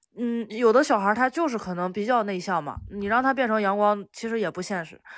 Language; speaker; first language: Chinese; native; Chinese